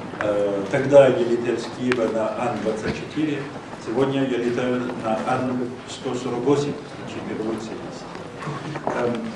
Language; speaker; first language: Russian; non-native, fluent; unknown